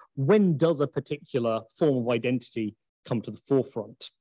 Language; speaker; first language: English; native; English